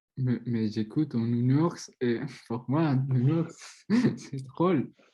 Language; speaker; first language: French; non-native, learner; Spanish